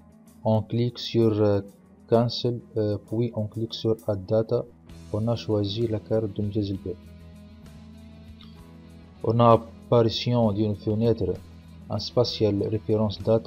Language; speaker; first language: French; non-native, local second language; Arabic